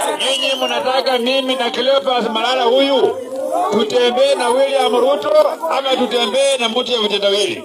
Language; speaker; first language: Swahili; non-native, local second language; Luyia